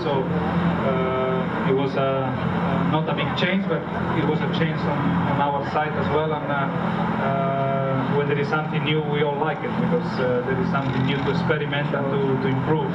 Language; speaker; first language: English; non-native, fluent; Spanish